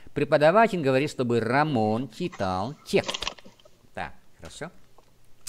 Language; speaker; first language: Russian; non-native, fluent; Vietnamese